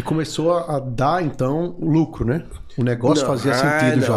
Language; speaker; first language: Portuguese; native; Portuguese